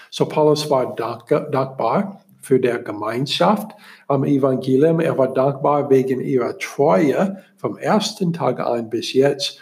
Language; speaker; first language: German; non-native, learner; English